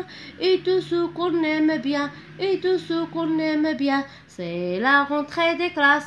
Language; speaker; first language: French; non-native, local second language; Arabic